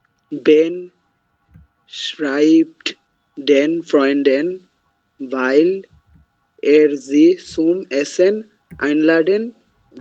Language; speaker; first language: German; non-native, learner; Bangla